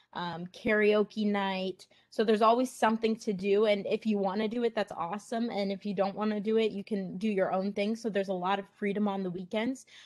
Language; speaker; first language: English; native; English